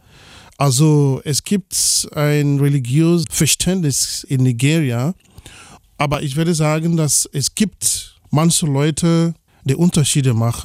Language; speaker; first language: German; non-native, fluent; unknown